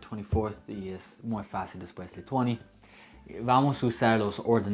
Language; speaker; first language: Spanish; non-native, fluent; English